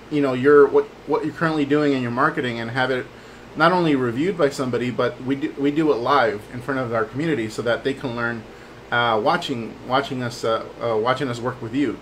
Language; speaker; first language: English; native; English